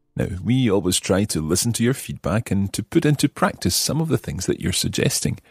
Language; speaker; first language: English; native; English